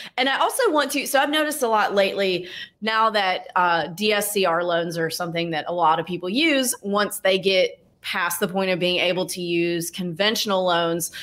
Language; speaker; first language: English; native; English